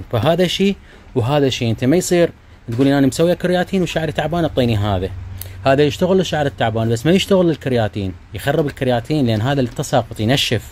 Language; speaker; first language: Arabic; native; Arabic